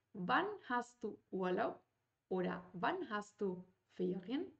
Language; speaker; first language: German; non-native, fluent; Spanish